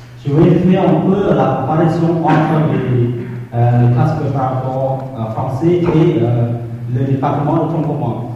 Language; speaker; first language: French; non-native, fluent; Khmer